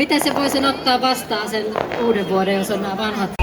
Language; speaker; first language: Finnish; native; Finnish